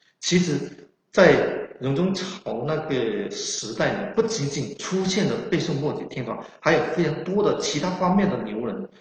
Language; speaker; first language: Chinese; non-native, local second language; Min Nan Chinese